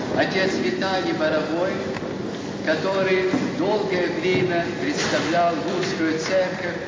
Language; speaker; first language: Russian; native; Russian